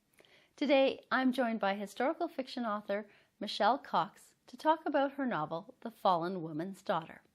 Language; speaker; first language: English; native; English